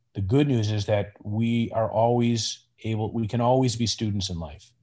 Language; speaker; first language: English; native; English